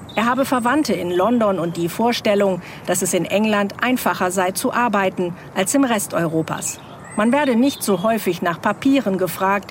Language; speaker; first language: German; native; German